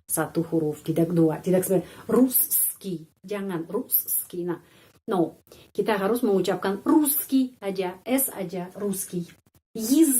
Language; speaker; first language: Indonesian; non-native, fluent; Russian